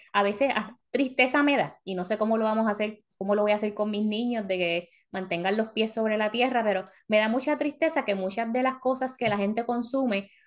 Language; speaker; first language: Spanish; early bilingual, heritage; Spanish